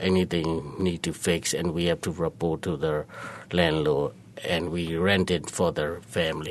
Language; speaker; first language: English; non-native, learner; Burmese